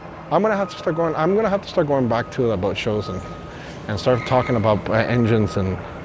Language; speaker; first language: English; early bilingual, other home language; Spanish